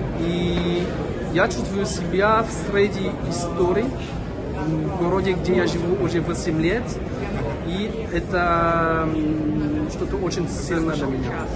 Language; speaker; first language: Russian; non-native, fluent; French